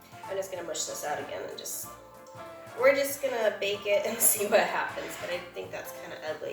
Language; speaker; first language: English; native; English